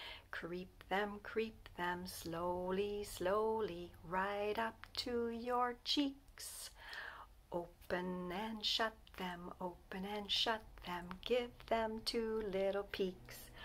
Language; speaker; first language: English; native; English